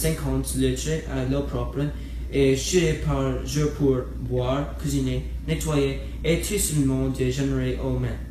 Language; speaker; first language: French; non-native, learner; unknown